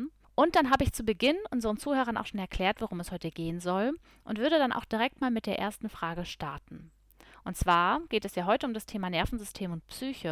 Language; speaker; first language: German; native; German